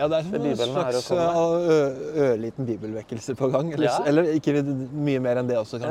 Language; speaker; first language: Norwegian; native; Norwegian